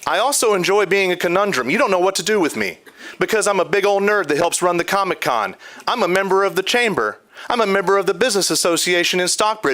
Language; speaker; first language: English; native; English